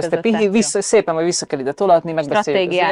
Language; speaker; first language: Hungarian; native; Hungarian